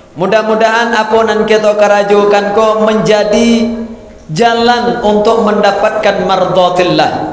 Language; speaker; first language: Malay; non-native, local second language; Minangkabau